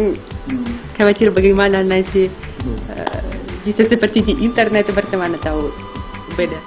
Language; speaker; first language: Indonesian; non-native, learner; Russian